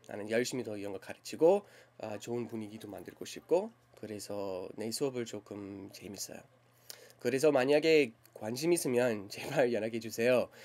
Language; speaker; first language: Korean; non-native, learner; English